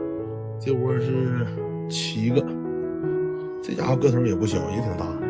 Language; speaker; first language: Chinese; native; Chinese